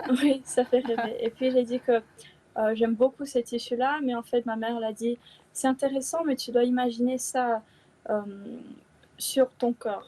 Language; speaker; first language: French; non-native, fluent; Chinese